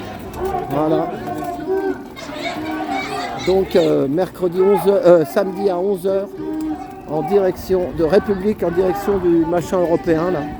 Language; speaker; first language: French; native; French